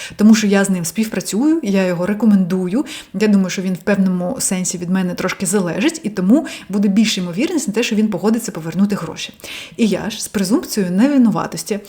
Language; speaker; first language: Ukrainian; non-native, local second language; Russian